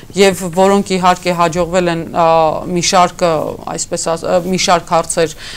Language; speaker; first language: Armenian; native; Armenian